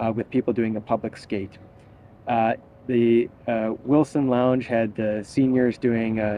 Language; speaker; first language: English; native; English